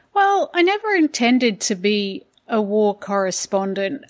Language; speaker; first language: English; native; English